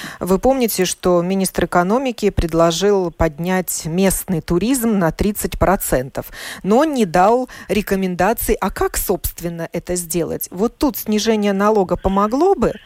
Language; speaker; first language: Russian; native; Russian